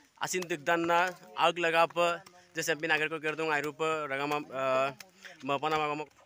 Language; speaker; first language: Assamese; non-native, local second language; Mising